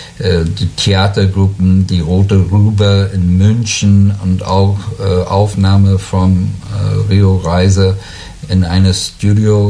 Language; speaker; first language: German; non-native, learner; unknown